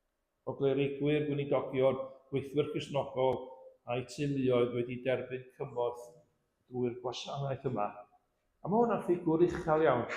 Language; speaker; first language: Welsh; native; Welsh